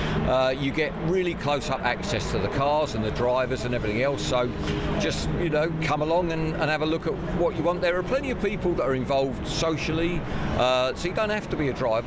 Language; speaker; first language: English; native; English